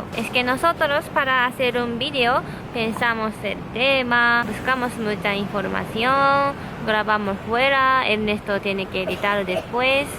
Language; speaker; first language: Spanish; non-native, fluent; Japanese